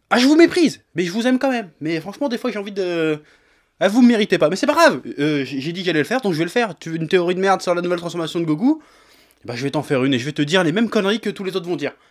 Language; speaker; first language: French; native; French